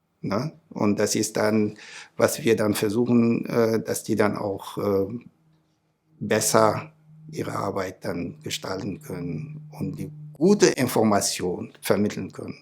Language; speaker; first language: German; non-native, fluent; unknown